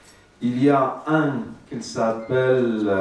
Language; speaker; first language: French; non-native, learner; Arabic